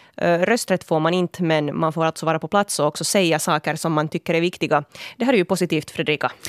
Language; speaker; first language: Swedish; native; Swedish